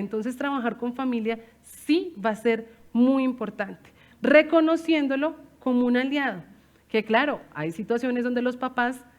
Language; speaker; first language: Spanish; native; Spanish